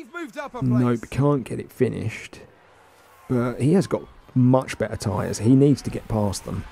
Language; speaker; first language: English; native; English